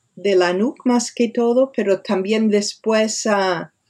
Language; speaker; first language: Spanish; non-native, fluent; English